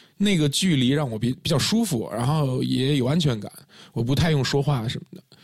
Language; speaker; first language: Chinese; native; Chinese